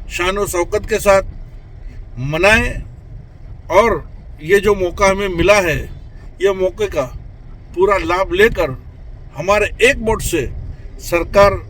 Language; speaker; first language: Hindi; non-native, local second language; Gujarati